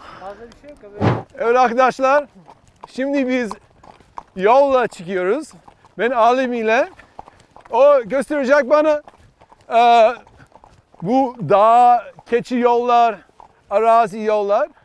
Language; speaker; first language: Turkish; non-native, learner; English